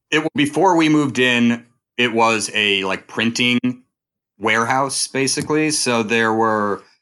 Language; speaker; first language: English; native; English